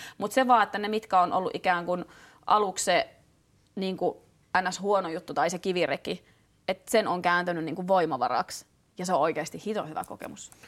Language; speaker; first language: Finnish; native; Finnish